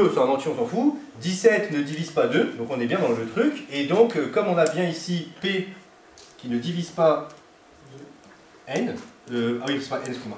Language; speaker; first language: French; native; French